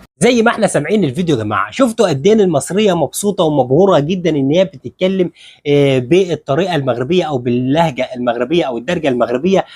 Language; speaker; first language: Arabic; native; Arabic